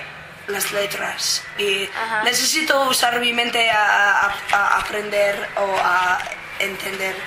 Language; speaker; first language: Spanish; non-native, learner; English